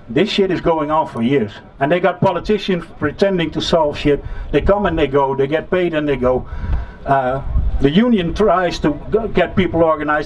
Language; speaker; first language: English; non-native, fluent; Dutch